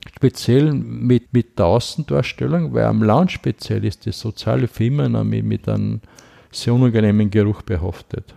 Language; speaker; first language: German; native; German